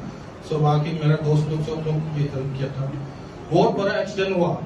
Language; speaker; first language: Hindi; non-native, local second language; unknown